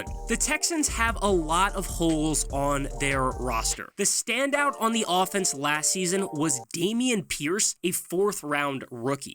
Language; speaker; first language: English; native; English